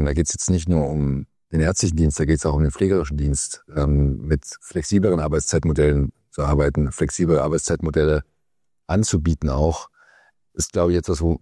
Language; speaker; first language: German; native; German